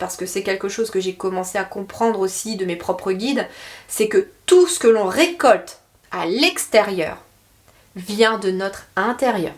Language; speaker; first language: French; native; French